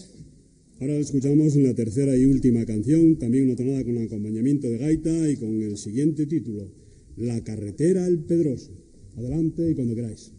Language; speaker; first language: Spanish; native; Spanish